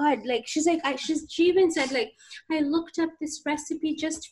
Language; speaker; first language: English; non-native, local second language; Ganda